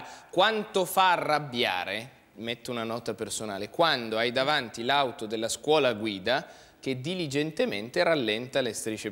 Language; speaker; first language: Italian; native; Italian